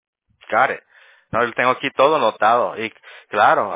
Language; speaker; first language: Spanish; early bilingual, heritage; Spanish